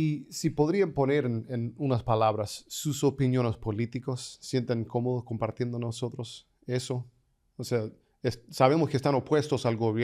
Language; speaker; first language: Spanish; non-native, fluent; English